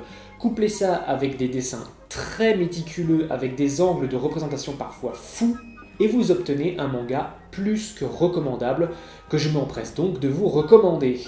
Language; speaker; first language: French; native; French